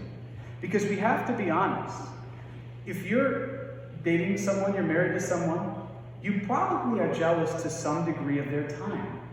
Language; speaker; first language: English; native; English